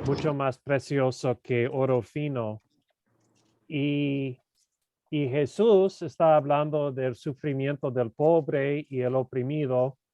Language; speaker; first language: Spanish; non-native, fluent; English